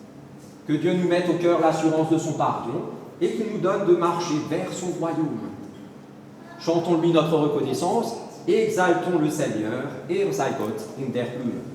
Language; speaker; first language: French; native; French